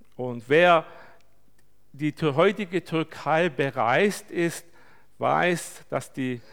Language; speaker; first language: German; non-native, fluent; Turkish